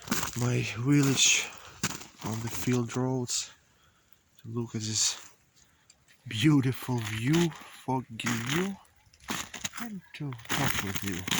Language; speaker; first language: English; non-native, learner; Ukrainian